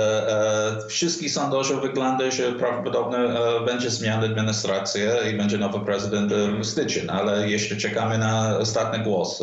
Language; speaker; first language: Polish; non-native, fluent; English